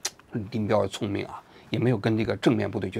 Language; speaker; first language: Chinese; native; Chinese